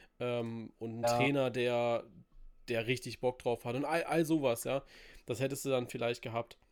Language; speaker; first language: German; native; German